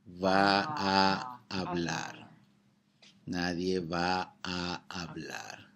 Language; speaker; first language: Spanish; non-native, fluent; English